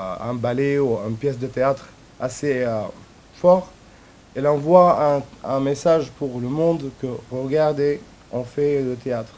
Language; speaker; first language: French; non-native, fluent; Arabic